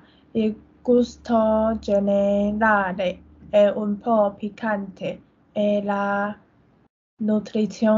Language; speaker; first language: Italian; non-native, learner; Chinese